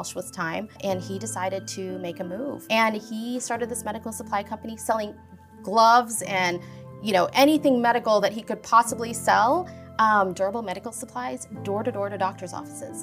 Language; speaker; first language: English; native; English